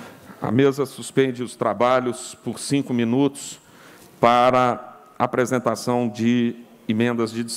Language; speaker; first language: Portuguese; native; Portuguese